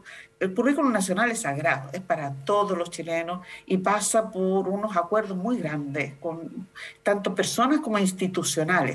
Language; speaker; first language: Spanish; native; Spanish